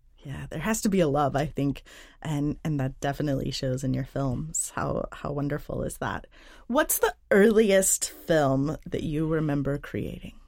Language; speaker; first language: English; native; English